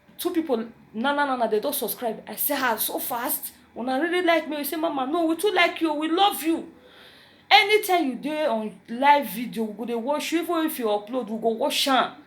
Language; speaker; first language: Nigerian Pidgin; native; Nigerian Pidgin